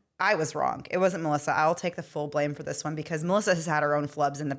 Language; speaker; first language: English; native; English